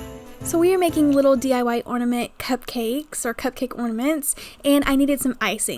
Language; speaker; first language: English; native; English